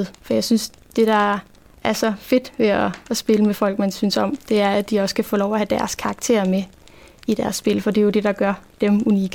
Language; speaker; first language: Danish; native; Danish